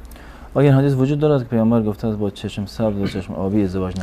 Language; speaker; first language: Persian; native; Persian